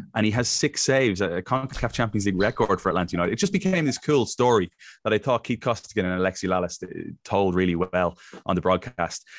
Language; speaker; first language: English; native; English